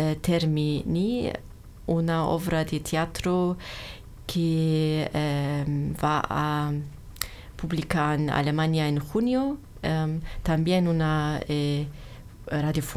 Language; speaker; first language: Spanish; non-native, learner; German